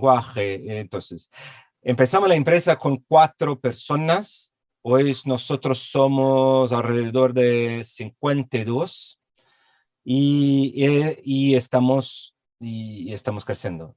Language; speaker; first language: Spanish; non-native, fluent; Portuguese